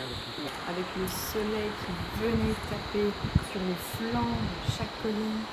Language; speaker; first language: French; native; French